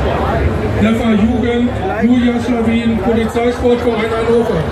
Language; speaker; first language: German; native; German